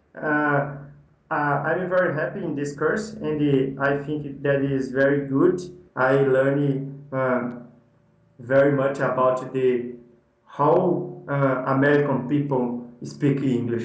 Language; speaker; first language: English; non-native, learner; Portuguese